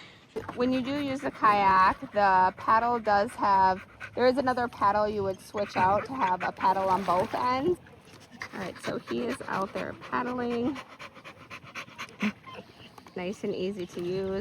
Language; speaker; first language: English; native; English